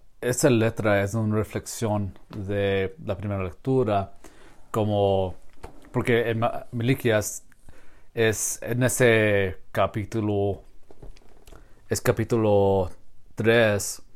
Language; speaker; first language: Spanish; non-native, learner; English